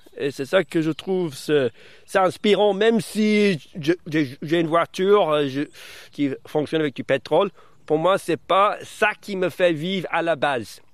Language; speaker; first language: French; early bilingual, other home language; English